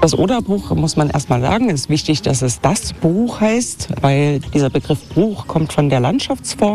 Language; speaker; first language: German; native; German